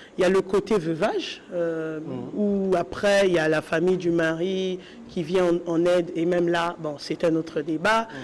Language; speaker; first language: French; non-native, local second language; Lingala